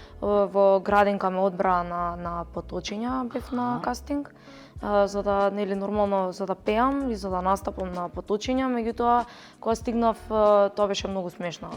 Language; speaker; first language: Macedonian; native; Macedonian